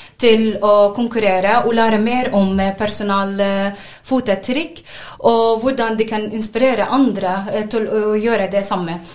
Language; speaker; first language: Norwegian; non-native, learner; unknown